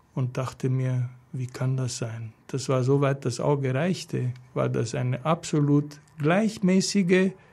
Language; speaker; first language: German; non-native, fluent; Romanian